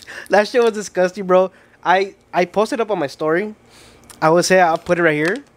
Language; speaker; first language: English; early bilingual, other home language; Spanish